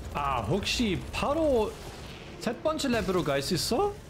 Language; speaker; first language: Korean; non-native, fluent; German